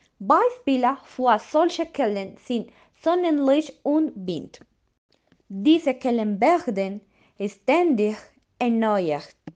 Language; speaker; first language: German; non-native, learner; Spanish